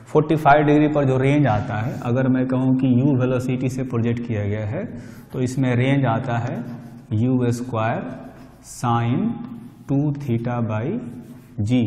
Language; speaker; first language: Hindi; native; Hindi